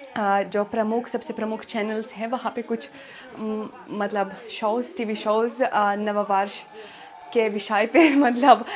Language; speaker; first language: Hindi; non-native, fluent; Russian